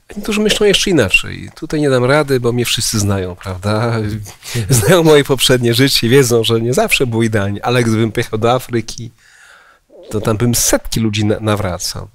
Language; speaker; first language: Polish; native; Polish